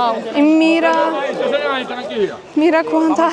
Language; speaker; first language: Spanish; non-native, fluent; Polish